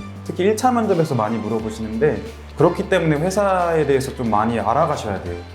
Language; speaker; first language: Korean; native; Korean